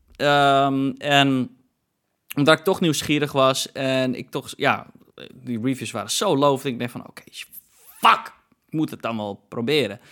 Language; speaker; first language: Dutch; native; Dutch